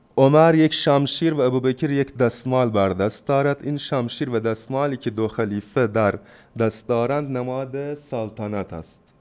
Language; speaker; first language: Persian; non-native, fluent; Turkish